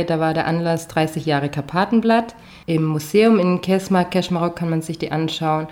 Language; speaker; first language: German; native; German